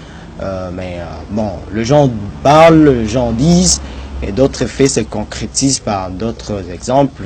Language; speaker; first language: French; non-native, local second language; Swahili